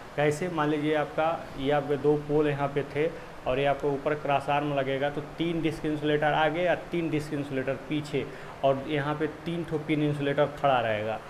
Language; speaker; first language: Hindi; native; Hindi